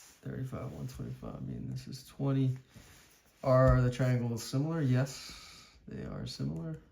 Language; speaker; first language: English; native; English